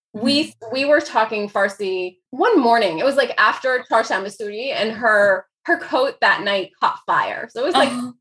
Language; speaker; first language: English; native; English